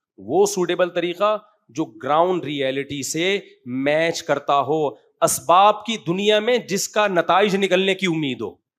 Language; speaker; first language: Urdu; native; Urdu